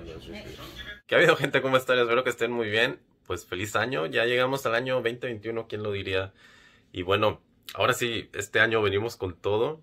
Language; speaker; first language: Spanish; native; Spanish